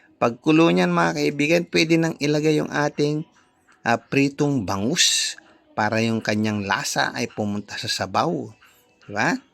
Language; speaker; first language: Filipino; non-native, local second language; Iloko